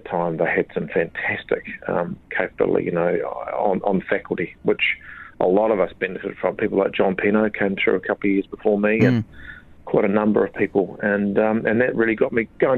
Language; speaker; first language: English; native; English